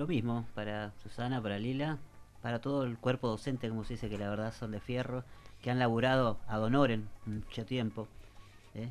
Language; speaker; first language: Spanish; native; Spanish